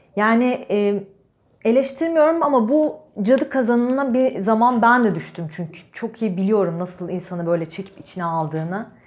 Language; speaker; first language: Turkish; native; Turkish